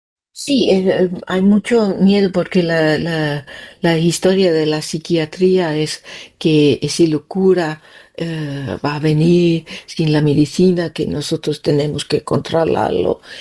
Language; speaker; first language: Spanish; non-native, learner; Danish